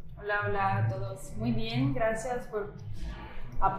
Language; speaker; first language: Spanish; non-native, fluent; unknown